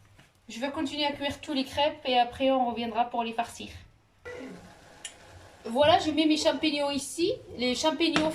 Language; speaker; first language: French; non-native, local second language; Arabic